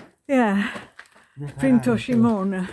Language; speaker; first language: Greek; non-native, learner; English